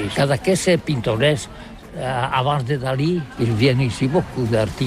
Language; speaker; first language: French; non-native, learner; Catalan